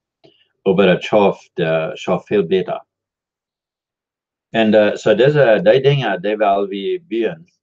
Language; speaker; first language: German; non-native, learner; Dutch